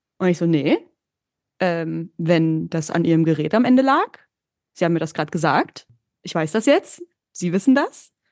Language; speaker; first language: German; native; German